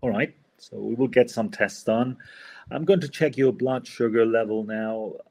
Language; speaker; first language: English; non-native, fluent; Spanish